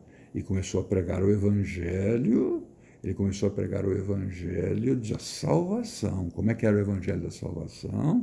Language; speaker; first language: Portuguese; native; Portuguese